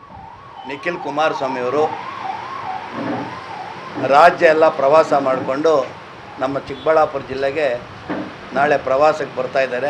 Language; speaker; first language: Kannada; native; Kannada